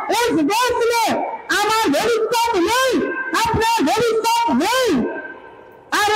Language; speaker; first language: Hindi; non-native, local second language; Bangla